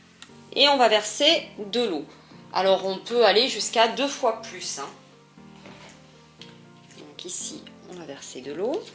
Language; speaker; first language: French; native; French